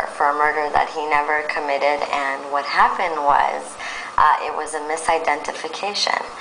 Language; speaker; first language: English; early bilingual, other home language; Persian